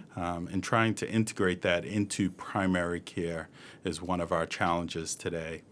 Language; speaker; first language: English; native; English